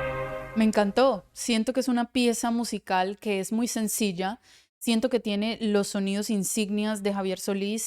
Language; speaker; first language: Spanish; native; Spanish